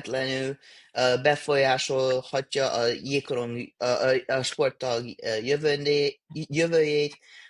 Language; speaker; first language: Hungarian; early bilingual, heritage; English